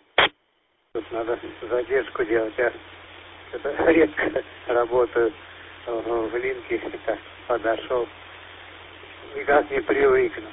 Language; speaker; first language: Russian; native; Russian